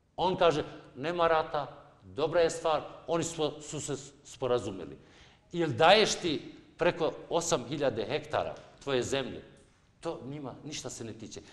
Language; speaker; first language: Serbian; non-native, local second language; Albanian